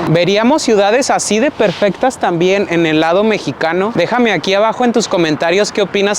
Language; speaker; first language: Spanish; native; Spanish